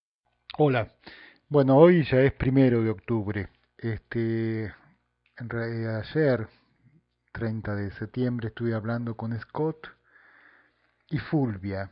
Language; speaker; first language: Spanish; native; Spanish